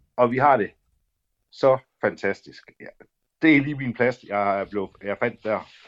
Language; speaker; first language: Danish; native; Danish